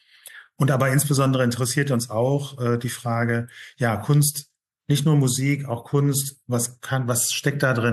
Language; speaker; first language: German; native; German